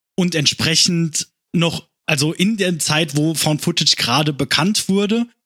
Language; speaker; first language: German; native; German